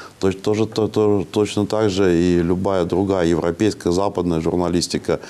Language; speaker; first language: Russian; native; Russian